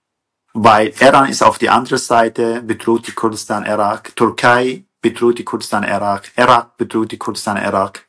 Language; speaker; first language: German; non-native, fluent; Kurdish